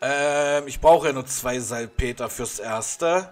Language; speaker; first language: German; native; German